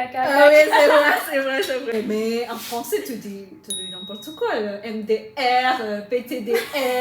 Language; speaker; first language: French; non-native, fluent; Indonesian